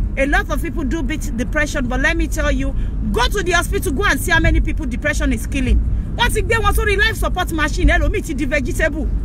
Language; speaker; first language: English; non-native, local second language; Yoruba